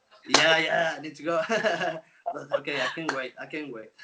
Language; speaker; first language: English; non-native, local second language; Spanish